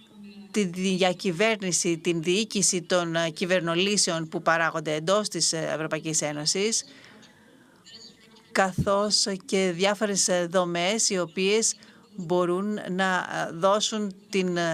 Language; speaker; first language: Greek; native; Greek